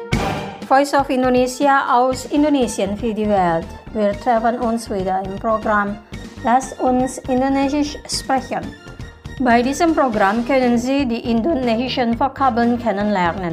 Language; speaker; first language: German; non-native, fluent; Indonesian